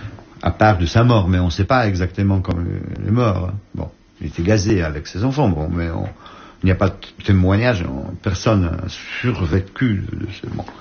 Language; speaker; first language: French; non-native, fluent; Polish